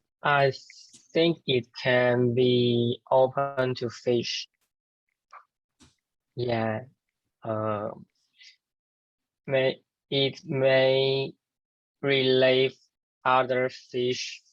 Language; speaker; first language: English; non-native, learner; Chinese